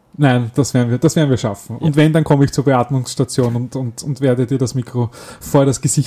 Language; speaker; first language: German; native; German